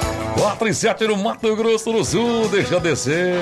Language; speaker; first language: Portuguese; native; Portuguese